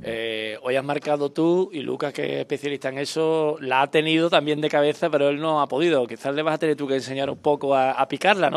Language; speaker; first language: Spanish; native; Spanish